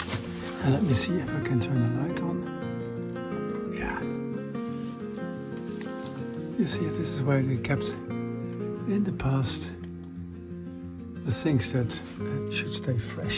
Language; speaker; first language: English; non-native, fluent; Dutch